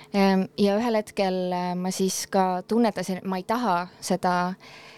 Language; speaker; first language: Estonian; native; Estonian